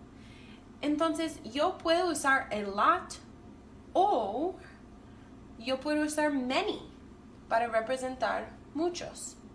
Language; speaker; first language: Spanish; non-native, fluent; English